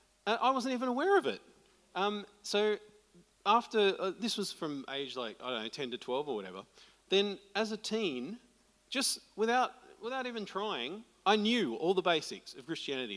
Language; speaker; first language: English; native; English